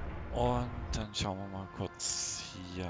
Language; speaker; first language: German; native; German